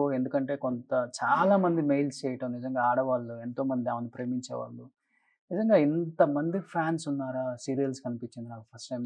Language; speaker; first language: Telugu; native; Telugu